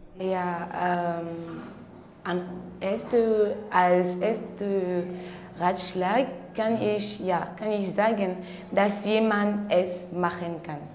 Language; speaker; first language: German; non-native, learner; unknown